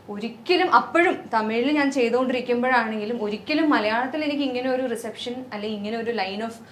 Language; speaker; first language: Malayalam; native; Malayalam